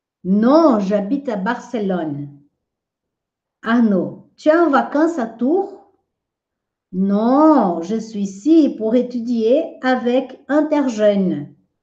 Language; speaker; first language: French; non-native, fluent; Portuguese